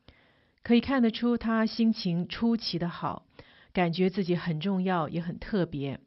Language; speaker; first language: Chinese; native; Chinese